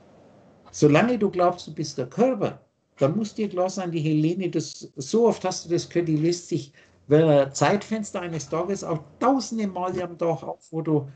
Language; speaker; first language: German; native; German